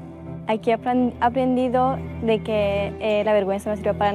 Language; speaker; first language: Spanish; non-native, learner; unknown